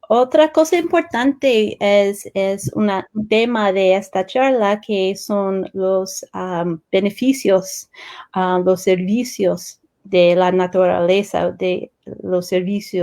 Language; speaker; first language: Spanish; non-native, fluent; English